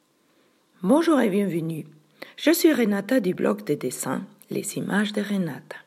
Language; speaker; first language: French; non-native, fluent; Spanish